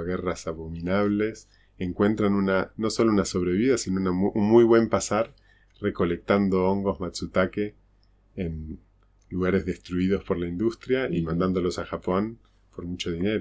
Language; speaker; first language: Spanish; native; Spanish